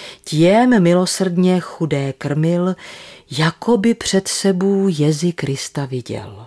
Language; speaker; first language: Czech; native; Czech